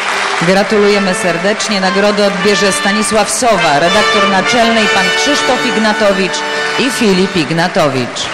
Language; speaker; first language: Polish; native; Polish